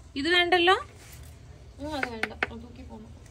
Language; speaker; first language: Malayalam; non-native, learner; Tamil